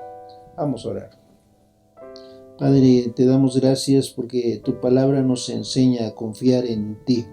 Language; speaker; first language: Spanish; native; Spanish